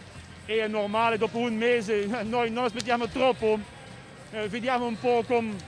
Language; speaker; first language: Italian; non-native, learner; Dutch